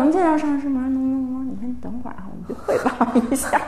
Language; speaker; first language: Chinese; native; Chinese